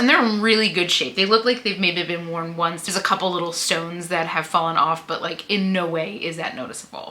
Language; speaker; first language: English; native; English